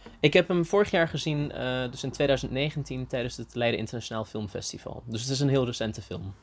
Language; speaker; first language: Dutch; early bilingual, heritage; Dutch